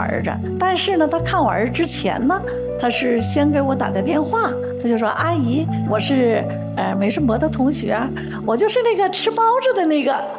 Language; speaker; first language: Chinese; native; Chinese